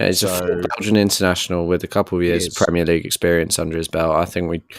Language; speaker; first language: English; native; English